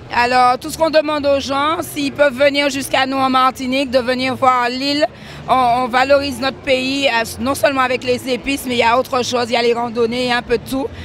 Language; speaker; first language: French; native; French